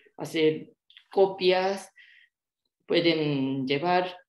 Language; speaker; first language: Spanish; non-native, fluent; Japanese